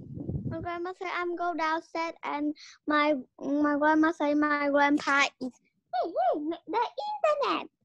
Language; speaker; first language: English; non-native, learner; Vietnamese